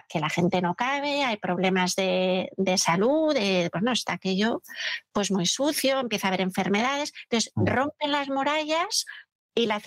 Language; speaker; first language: Spanish; native; Spanish